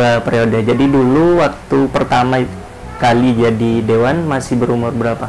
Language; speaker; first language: Indonesian; non-native, local second language; Madurese